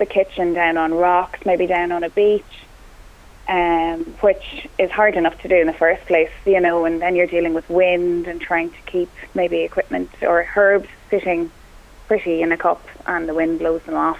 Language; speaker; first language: English; non-native, local second language; Irish